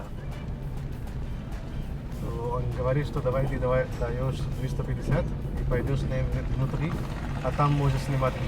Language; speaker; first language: Russian; non-native, learner; Hindi